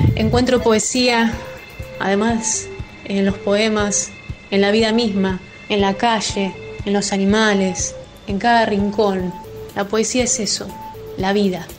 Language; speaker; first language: Spanish; native; Spanish